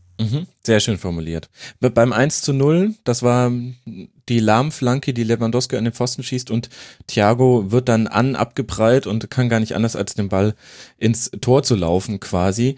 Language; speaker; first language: German; native; German